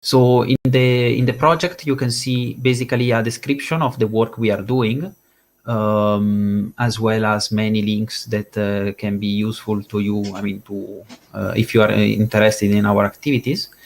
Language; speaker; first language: English; non-native, fluent; Italian